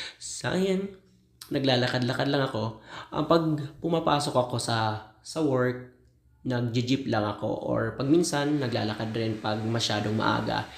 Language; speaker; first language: Filipino; non-native, local second language; Bikol